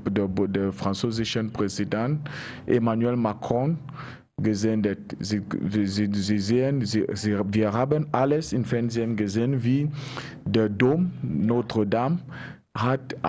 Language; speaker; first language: German; non-native, learner; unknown